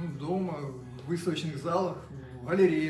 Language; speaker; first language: Russian; native; Russian